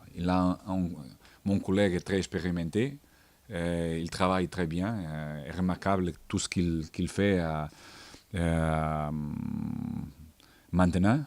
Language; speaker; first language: French; non-native, learner; Portuguese